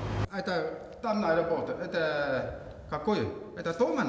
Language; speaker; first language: Russian; non-native, learner; Korean